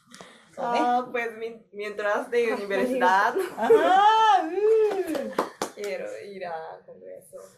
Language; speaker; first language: Spanish; non-native, learner; Japanese